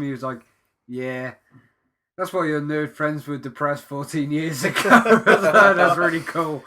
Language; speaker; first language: English; native; English